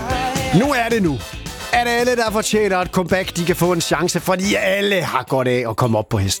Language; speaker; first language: Danish; native; Danish